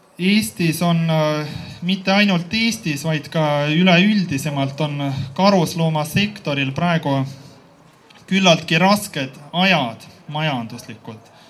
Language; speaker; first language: Estonian; native; Estonian